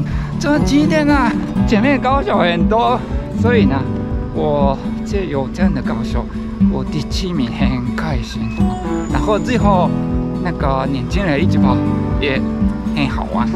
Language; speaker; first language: Chinese; non-native, fluent; Japanese